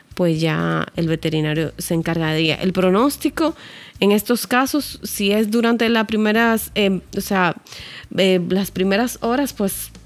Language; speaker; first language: Spanish; native; Spanish